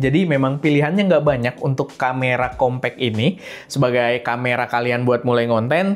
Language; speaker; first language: Indonesian; native; Indonesian